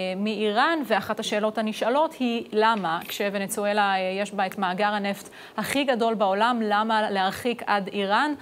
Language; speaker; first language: Hebrew; native; Hebrew